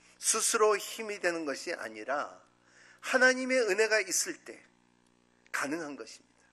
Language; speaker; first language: Korean; native; Korean